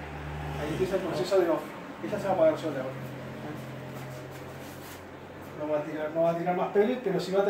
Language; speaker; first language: Spanish; native; Spanish